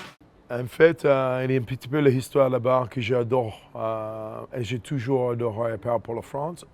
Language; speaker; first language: French; non-native, fluent; English